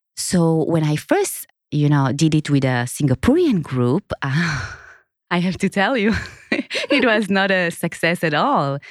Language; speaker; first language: English; non-native, fluent; Hebrew